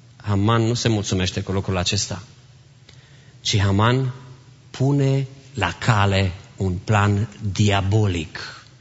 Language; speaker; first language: Romanian; native; Romanian